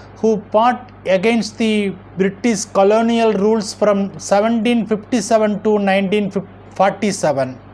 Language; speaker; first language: English; non-native, local second language; Tamil